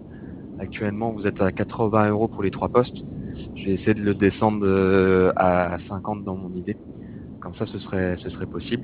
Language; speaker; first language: French; native; French